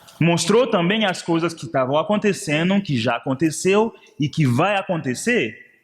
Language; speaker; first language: Portuguese; non-native, fluent; Haitian Creole